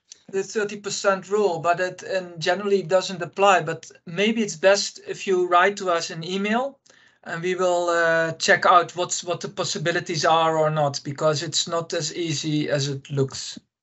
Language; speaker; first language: English; non-native, fluent; Dutch